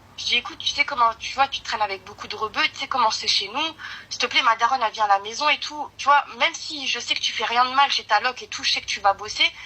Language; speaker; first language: French; early bilingual, other home language; Arabic